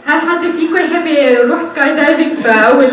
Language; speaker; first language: Arabic; native; Arabic